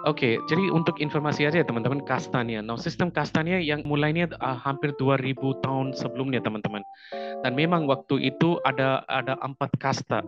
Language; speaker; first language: Indonesian; non-native, fluent; Hindi